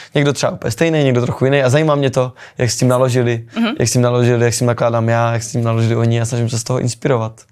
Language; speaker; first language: Czech; native; Czech